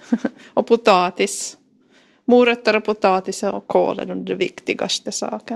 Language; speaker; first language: Swedish; native; Swedish